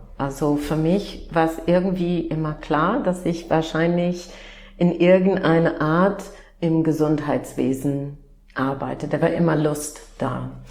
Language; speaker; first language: German; non-native, fluent; English